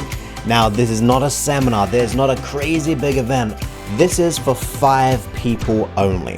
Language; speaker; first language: English; native; English